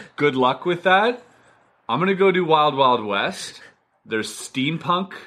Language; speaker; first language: English; early bilingual, other home language; German